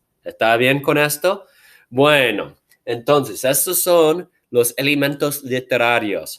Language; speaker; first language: Spanish; non-native, fluent; English